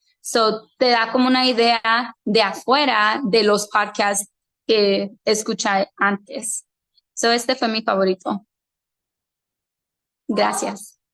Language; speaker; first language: Spanish; early bilingual, heritage; Spanish